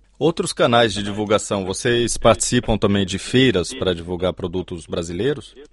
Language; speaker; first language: Portuguese; native; Portuguese